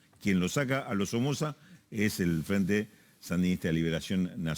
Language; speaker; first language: Spanish; native; Spanish